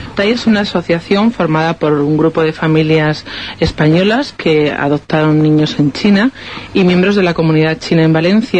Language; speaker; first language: Spanish; native; Spanish